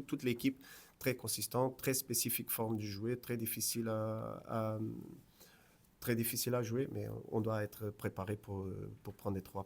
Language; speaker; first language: French; non-native, fluent; Portuguese